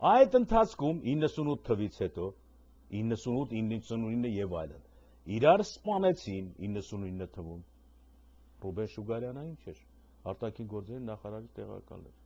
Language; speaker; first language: Armenian; native; Armenian